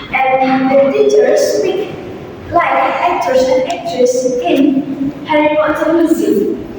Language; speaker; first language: English; non-native, learner; Indonesian